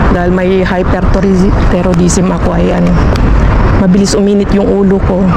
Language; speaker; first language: Filipino; native; Filipino